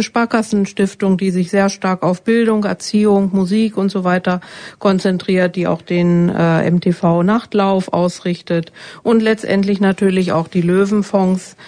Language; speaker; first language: German; native; German